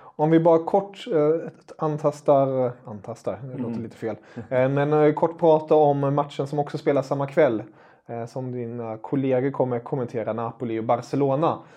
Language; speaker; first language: Swedish; non-native, fluent; German